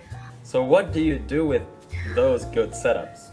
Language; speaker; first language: English; non-native, fluent; Indonesian